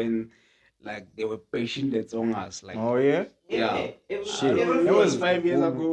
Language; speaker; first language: English; non-native, local second language; Northern Sotho